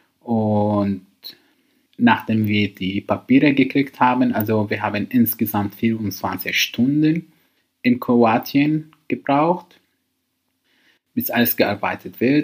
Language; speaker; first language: German; non-native, learner; Arabic